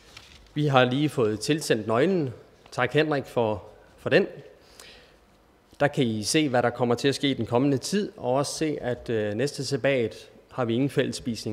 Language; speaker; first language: Danish; native; Danish